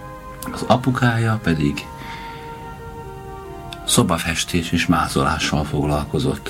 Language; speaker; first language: Hungarian; native; Hungarian